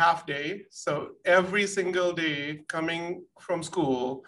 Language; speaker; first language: English; non-native, local second language; Punjabi